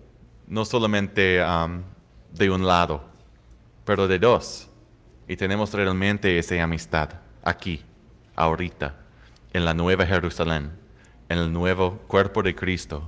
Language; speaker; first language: Spanish; non-native, fluent; English